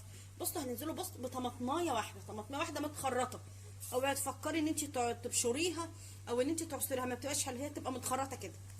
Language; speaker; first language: Arabic; native; Arabic